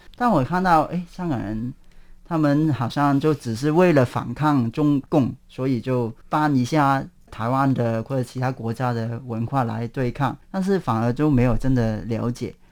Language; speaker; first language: Chinese; non-native, local second language; Cantonese